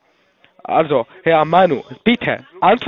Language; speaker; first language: German; non-native, learner; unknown